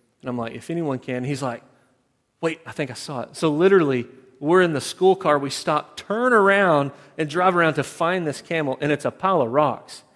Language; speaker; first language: English; native; English